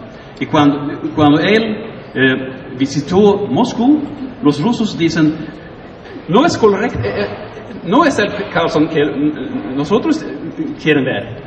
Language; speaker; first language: Spanish; non-native, learner; Swedish